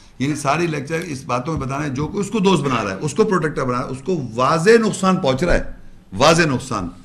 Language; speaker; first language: Urdu; native; Urdu